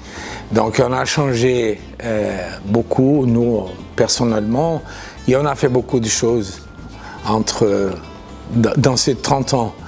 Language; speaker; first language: French; non-native, fluent; Portuguese